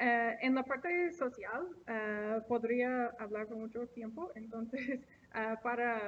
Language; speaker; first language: Spanish; non-native, fluent; English